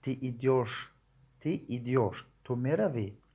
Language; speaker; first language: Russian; non-native, learner; Tajik